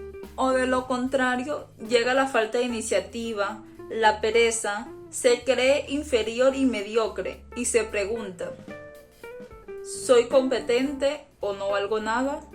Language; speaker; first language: Spanish; native; Spanish